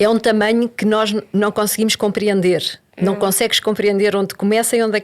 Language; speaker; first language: Portuguese; native; Portuguese